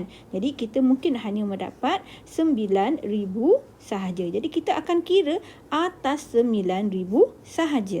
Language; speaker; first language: Malay; native; Malay